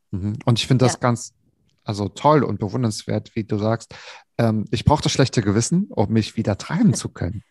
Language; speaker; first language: German; native; German